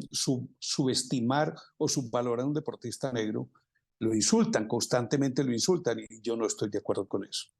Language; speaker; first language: Spanish; native; Spanish